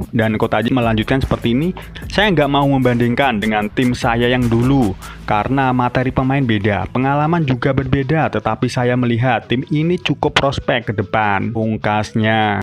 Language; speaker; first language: Indonesian; non-native, local second language; Javanese